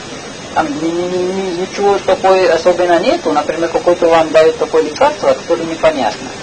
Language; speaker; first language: Russian; non-native, learner; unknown